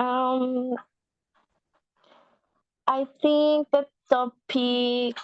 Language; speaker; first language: English; non-native, learner; Spanish